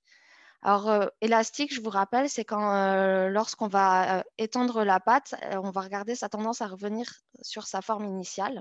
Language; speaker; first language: French; native; French